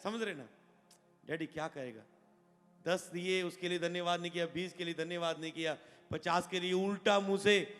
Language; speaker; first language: Hindi; non-native, local second language; Punjabi